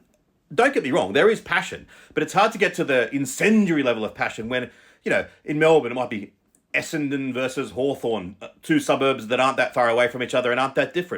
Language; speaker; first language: English; native; English